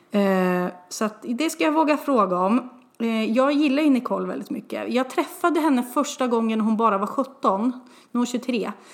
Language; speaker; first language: Swedish; native; Swedish